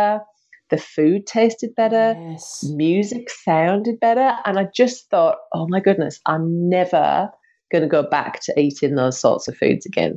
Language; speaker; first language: English; native; English